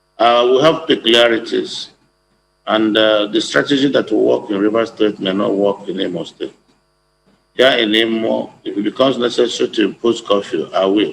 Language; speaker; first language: English; non-native, local second language; Igbo